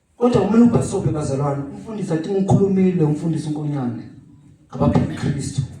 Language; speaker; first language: Zulu; native; Zulu